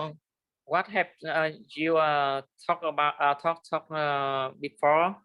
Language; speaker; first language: English; non-native, learner; Vietnamese